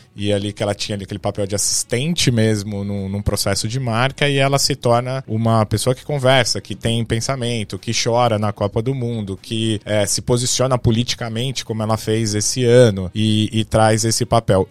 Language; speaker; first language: Portuguese; native; Portuguese